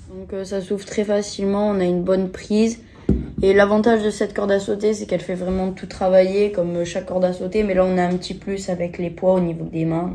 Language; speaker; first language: French; native; French